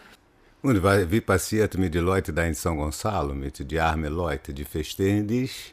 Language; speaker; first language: German; non-native, fluent; Portuguese